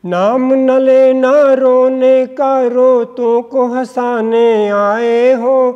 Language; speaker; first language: Hindi; native; Hindi